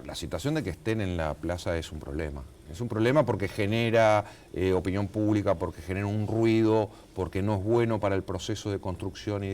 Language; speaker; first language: Spanish; native; Spanish